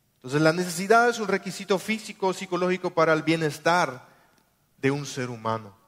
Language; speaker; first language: Spanish; non-native, local second language; German